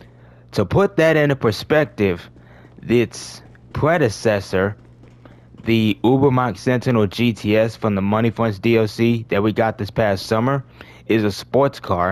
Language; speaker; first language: English; native; English